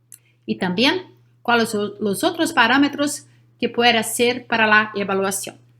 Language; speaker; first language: Spanish; non-native, learner; Portuguese